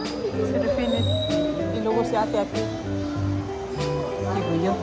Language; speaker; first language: Spanish; non-native, fluent; Filipino